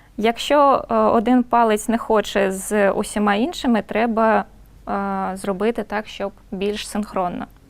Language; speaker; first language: Ukrainian; non-native, local second language; Russian